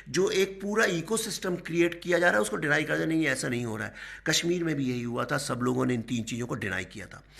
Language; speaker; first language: Hindi; native; Hindi